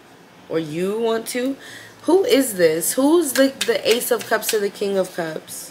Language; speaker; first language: English; native; English